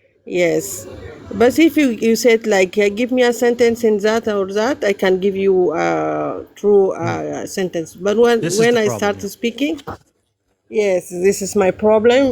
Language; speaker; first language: English; non-native, learner; Arabic